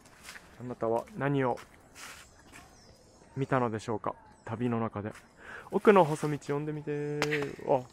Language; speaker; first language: Japanese; native; Japanese